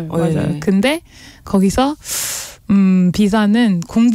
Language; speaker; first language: Korean; non-native, learner; French